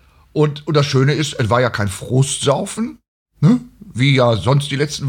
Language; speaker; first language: German; native; German